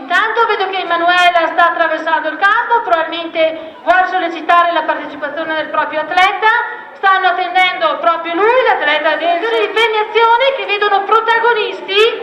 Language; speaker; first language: Italian; native; Italian